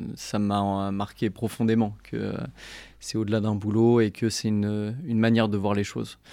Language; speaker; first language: French; native; French